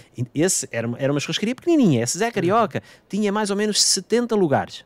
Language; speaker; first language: Portuguese; native; Portuguese